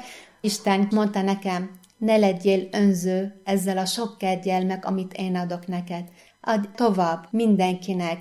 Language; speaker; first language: Hungarian; non-native, fluent; Arabic